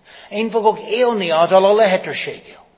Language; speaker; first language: Hungarian; non-native, fluent; English